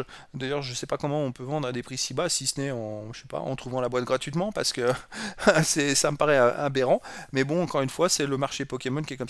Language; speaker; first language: French; native; French